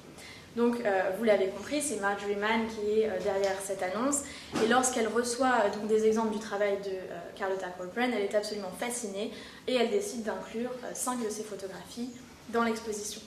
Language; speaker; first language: French; native; French